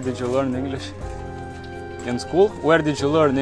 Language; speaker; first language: English; non-native, learner; Lithuanian